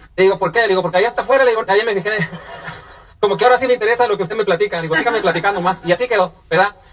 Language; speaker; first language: Spanish; native; Spanish